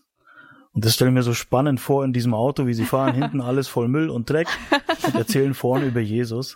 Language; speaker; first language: German; native; German